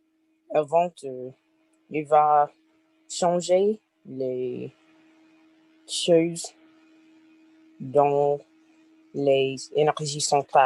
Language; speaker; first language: French; non-native, learner; English